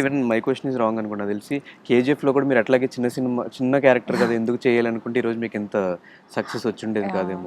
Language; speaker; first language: Telugu; native; Telugu